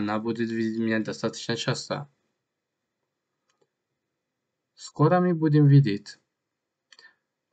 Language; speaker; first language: Russian; non-native, learner; Tajik